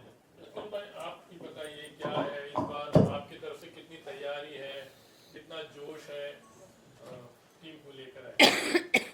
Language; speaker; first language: Hindi; native; Hindi